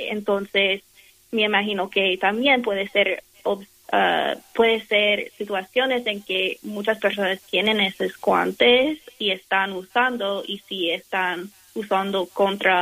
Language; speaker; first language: Spanish; non-native, fluent; English